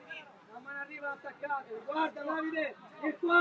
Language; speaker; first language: Italian; native; Italian